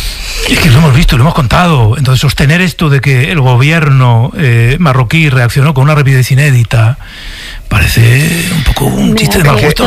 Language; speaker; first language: Spanish; native; Spanish